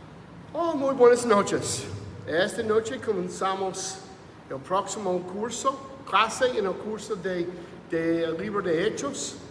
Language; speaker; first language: Spanish; non-native, fluent; English